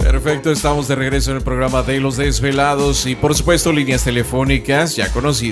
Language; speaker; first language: Spanish; native; Spanish